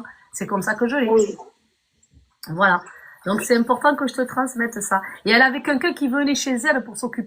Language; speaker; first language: French; native; French